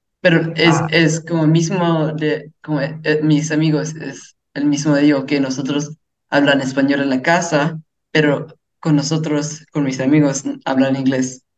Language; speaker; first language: Spanish; early bilingual, heritage; English